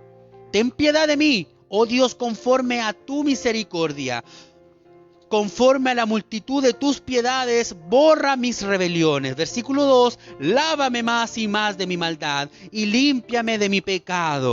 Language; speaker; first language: Spanish; native; Spanish